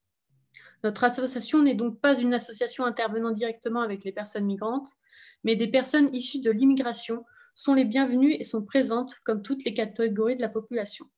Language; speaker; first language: French; native; French